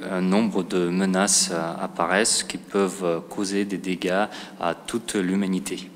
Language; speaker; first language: French; non-native, fluent; Russian